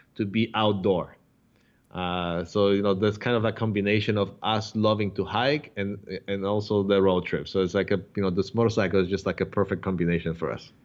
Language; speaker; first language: English; non-native, fluent; Polish